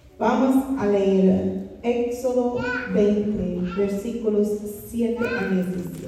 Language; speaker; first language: Spanish; non-native, fluent; English